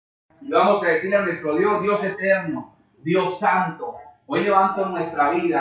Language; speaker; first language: Spanish; native; Spanish